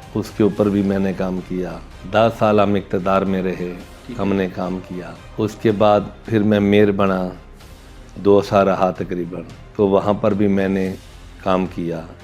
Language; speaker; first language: Urdu; non-native, local second language; Punjabi